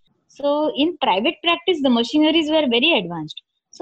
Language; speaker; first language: English; non-native, local second language; Marathi